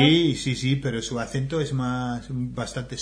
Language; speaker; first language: Spanish; non-native, fluent; English